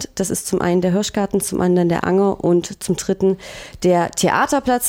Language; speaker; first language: German; native; German